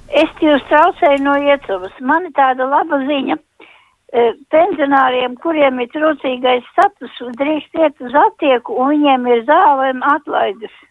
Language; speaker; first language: Latvian; native; Latvian